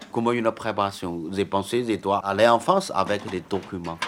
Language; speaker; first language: French; non-native, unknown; Chinese